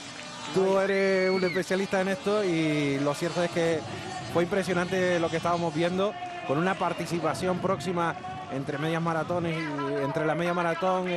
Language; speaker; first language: Spanish; native; Spanish